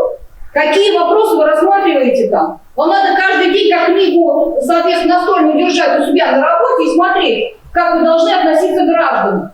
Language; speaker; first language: Russian; native; Russian